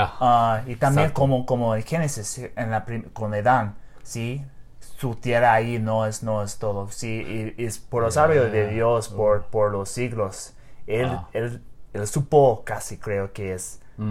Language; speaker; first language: Spanish; non-native, learner; English